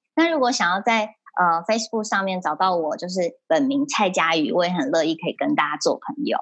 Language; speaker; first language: Chinese; early bilingual, heritage; Chinese